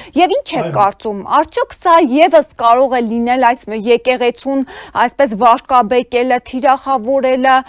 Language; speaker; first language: Armenian; native; Armenian